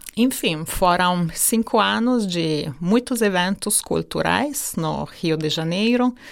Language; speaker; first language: Portuguese; non-native, fluent; Hungarian